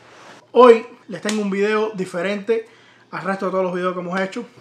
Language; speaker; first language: Spanish; native; Spanish